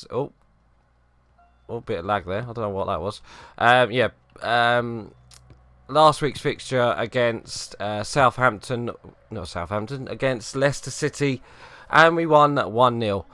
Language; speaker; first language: English; native; English